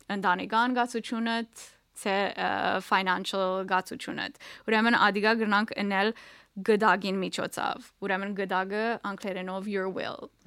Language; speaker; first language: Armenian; early bilingual, heritage; Armenian